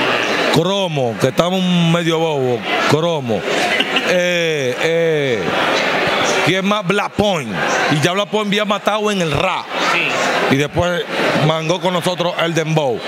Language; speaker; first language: Spanish; native; Spanish